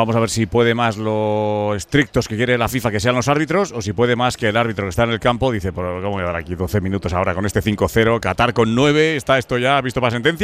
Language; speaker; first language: Spanish; native; Spanish